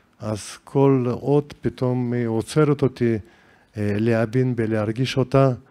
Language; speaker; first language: Hebrew; non-native, fluent; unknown